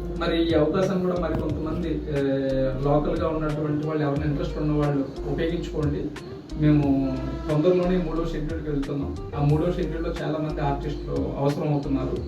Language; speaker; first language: Telugu; native; Telugu